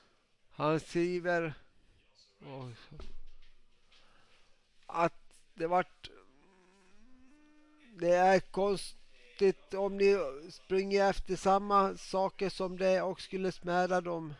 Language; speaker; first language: Swedish; non-native, local second language; Finnish